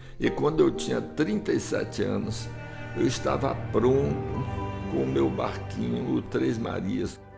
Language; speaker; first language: Portuguese; early bilingual, other home language; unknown